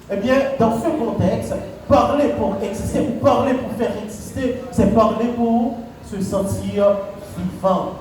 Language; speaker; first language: French; non-native, local second language; Haitian Creole